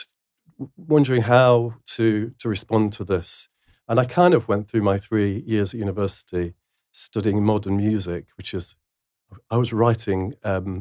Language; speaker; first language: English; native; English